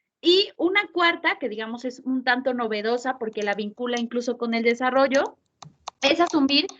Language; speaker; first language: Spanish; native; Spanish